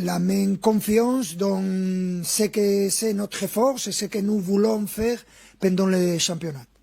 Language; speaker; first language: French; non-native, fluent; Spanish